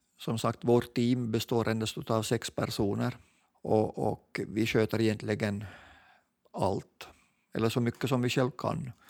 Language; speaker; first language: Swedish; native; Swedish